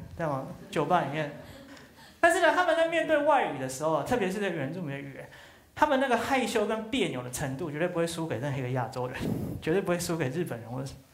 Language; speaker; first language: Chinese; native; Chinese